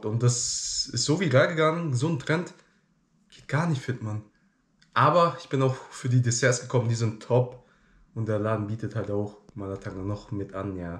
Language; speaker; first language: German; native; German